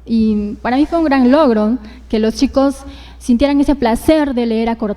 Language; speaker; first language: Spanish; native; Spanish